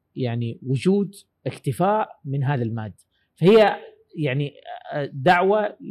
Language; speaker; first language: Arabic; native; Arabic